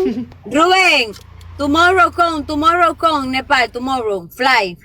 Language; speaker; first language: English; non-native, learner; Spanish